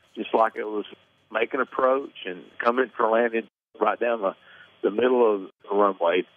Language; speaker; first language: English; native; English